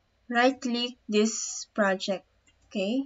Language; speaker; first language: English; non-native, local second language; Filipino